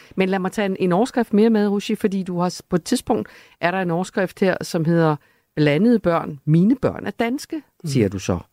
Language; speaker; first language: Danish; native; Danish